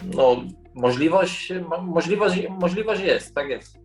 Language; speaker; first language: Polish; early bilingual, heritage; Polish